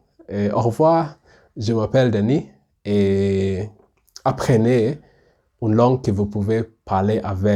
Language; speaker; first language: French; non-native, learner; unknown